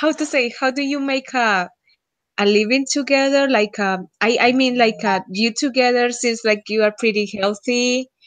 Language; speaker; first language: English; non-native, fluent; Spanish